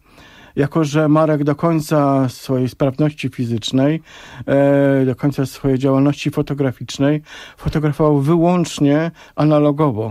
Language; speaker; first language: Polish; native; Polish